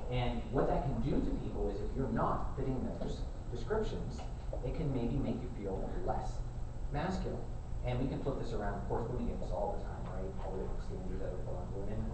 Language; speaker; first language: English; native; English